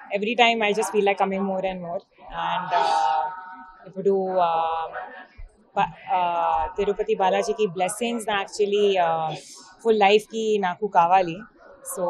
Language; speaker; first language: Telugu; non-native, learner; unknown